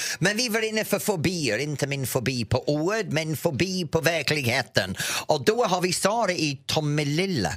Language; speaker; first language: Swedish; non-native, fluent; English